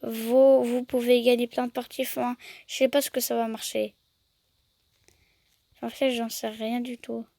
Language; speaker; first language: French; native; French